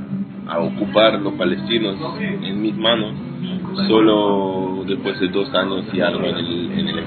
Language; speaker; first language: Spanish; non-native, fluent; Hebrew